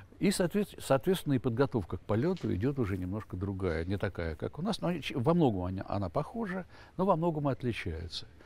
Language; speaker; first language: Russian; native; Russian